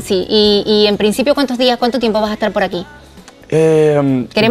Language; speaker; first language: Spanish; native; Spanish